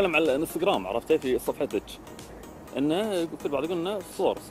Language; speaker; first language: Arabic; native; Arabic